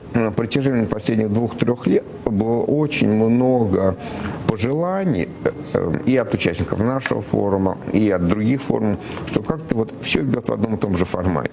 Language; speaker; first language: Russian; native; Russian